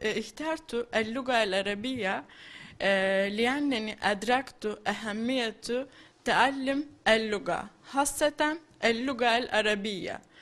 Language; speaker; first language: Arabic; non-native, learner; Turkish